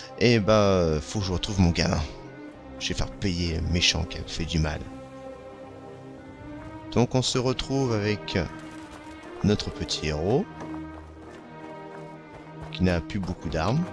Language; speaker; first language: French; native; French